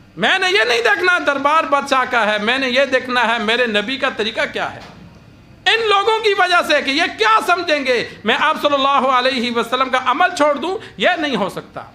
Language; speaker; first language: Urdu; non-native, local second language; Punjabi